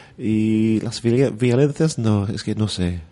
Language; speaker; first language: Spanish; non-native, learner; English